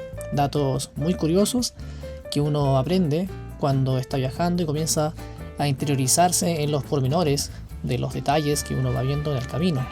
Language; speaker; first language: Spanish; native; Spanish